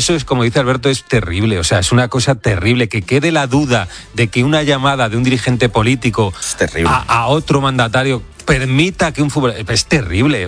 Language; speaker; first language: Spanish; native; Spanish